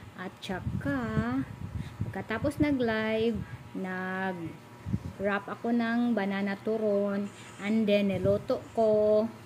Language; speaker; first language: Filipino; non-native, local second language; Cebuano